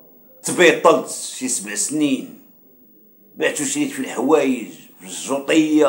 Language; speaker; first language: Arabic; native; Arabic